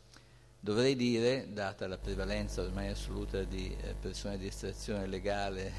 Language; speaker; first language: Italian; native; Italian